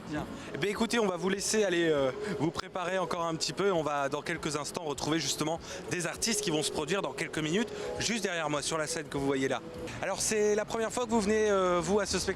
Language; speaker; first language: French; native; French